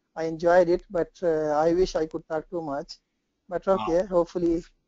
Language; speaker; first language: English; non-native, local second language; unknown